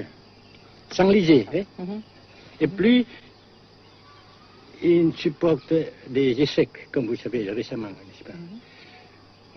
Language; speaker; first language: French; non-native, fluent; Vietnamese